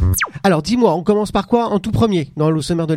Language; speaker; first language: French; native; French